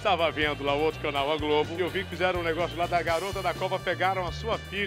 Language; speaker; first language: Portuguese; native; Portuguese